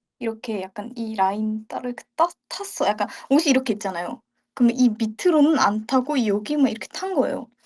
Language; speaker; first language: Korean; native; Korean